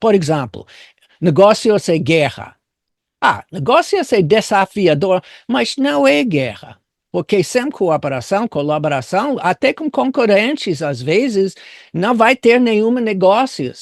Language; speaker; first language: Portuguese; non-native, fluent; English